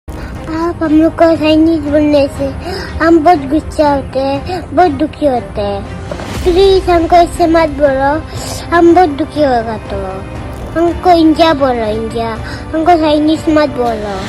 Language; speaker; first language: Hindi; non-native, local second language; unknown